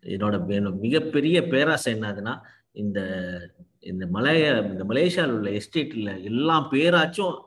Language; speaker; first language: Tamil; early bilingual, heritage; Tamil